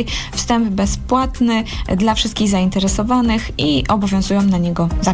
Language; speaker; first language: Polish; native; Polish